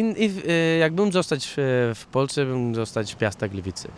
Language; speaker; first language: Polish; non-native, fluent; Catalan